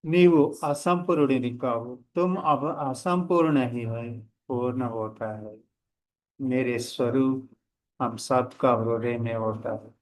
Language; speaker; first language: Hindi; non-native, local second language; Telugu